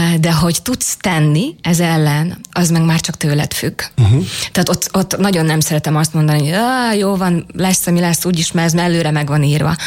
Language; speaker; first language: Hungarian; native; Hungarian